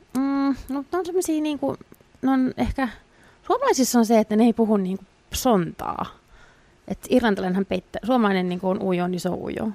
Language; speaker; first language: Finnish; native; Finnish